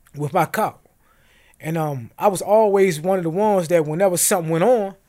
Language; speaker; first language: English; native; English